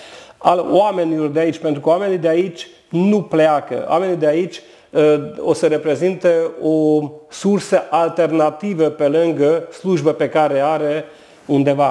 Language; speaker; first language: Romanian; non-native, local second language; Hungarian